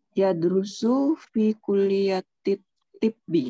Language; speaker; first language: Arabic; non-native, learner; Indonesian